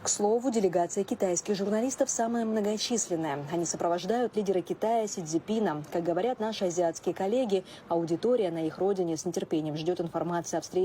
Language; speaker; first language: Russian; native; Russian